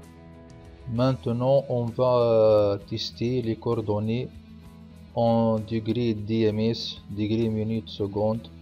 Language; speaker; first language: French; non-native, local second language; Arabic